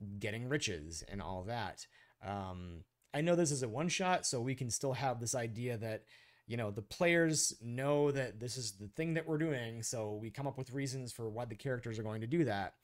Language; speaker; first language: English; native; English